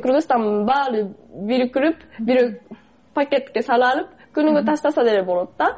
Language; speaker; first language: Kyrgyz; non-native, fluent; Japanese